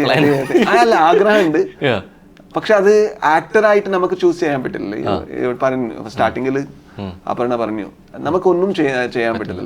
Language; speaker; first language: Malayalam; non-native, local second language; Kannada